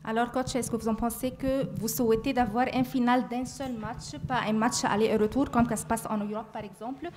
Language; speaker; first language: French; non-native, fluent; Arabic